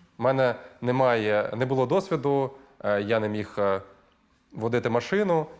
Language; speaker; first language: Ukrainian; native; Ukrainian